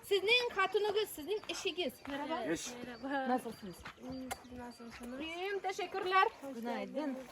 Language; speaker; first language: Turkish; non-native, learner; Russian